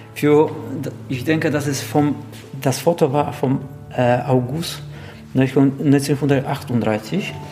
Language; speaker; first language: German; non-native, learner; Polish